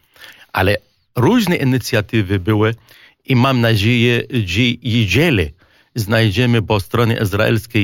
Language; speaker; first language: Polish; non-native, fluent; Arabic